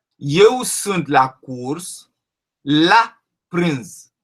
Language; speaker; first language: Romanian; non-native, learner; French